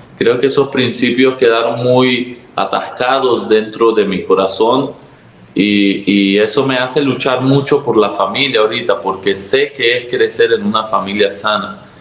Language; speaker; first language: Spanish; early bilingual, other home language; Arabic